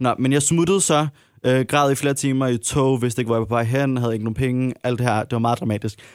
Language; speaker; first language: Danish; early bilingual, other home language; Arabic